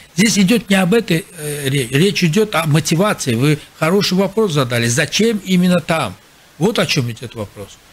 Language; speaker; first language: Russian; non-native, local second language; Azerbaijani